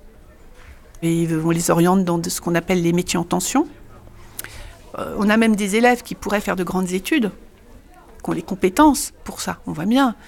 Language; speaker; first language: French; native; French